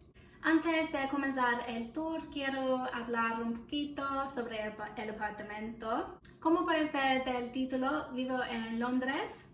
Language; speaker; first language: Spanish; non-native, learner; English